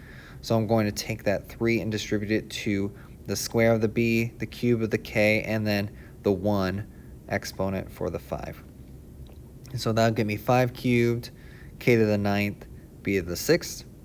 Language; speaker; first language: English; native; English